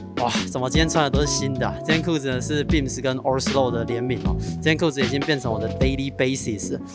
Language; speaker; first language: Chinese; native; Chinese